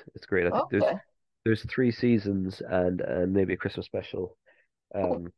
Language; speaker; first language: English; native; English